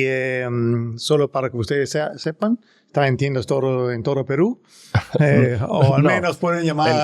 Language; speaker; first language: Spanish; non-native, fluent; Danish